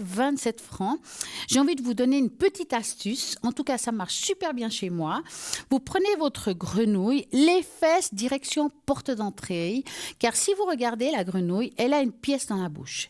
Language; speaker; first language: French; native; French